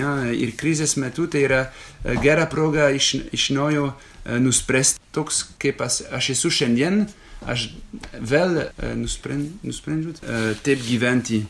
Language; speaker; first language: Lithuanian; non-native, fluent; French